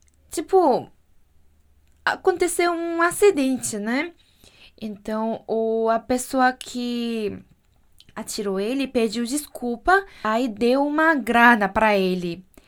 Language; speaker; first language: Portuguese; non-native, fluent; Korean